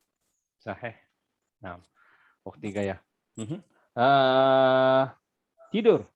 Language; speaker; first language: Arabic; non-native, fluent; Malay